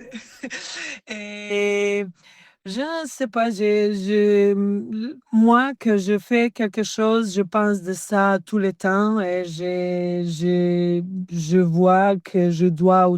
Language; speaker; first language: French; non-native, learner; Serbian